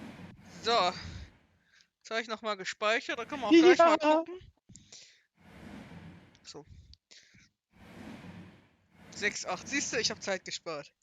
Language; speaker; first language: German; native; German